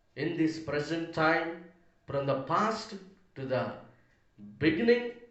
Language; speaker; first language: English; non-native, local second language; Telugu